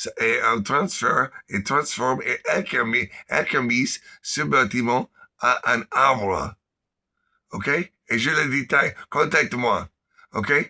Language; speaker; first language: French; non-native, learner; English